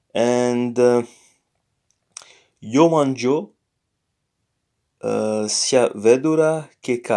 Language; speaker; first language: Italian; non-native, fluent; English